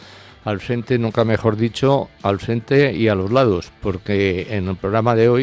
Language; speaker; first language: Spanish; native; Spanish